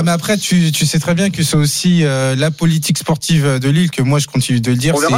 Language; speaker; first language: French; native; French